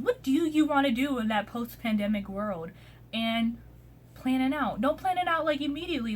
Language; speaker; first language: English; native; English